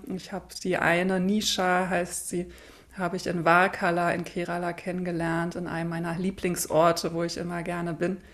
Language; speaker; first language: German; native; German